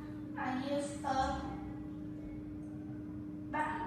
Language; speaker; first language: English; non-native, learner; Vietnamese